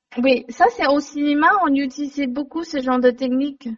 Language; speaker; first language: French; non-native, learner; Chinese